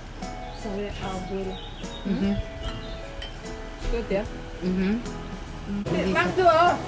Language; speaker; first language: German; non-native, learner; Indonesian